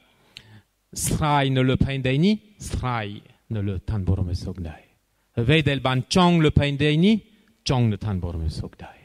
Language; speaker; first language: Khmer; non-native, fluent; French